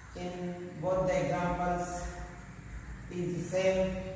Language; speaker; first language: English; non-native, local second language; Marathi